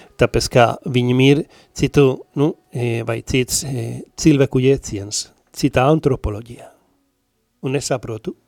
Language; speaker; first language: Latvian; non-native, learner; Spanish